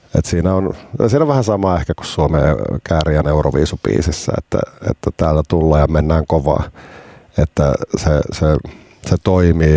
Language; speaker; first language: Finnish; native; Finnish